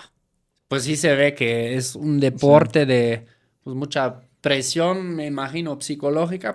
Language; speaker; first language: Spanish; native; Spanish